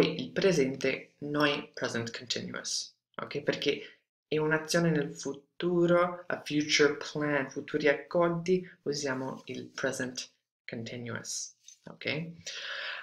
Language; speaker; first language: Italian; non-native, fluent; English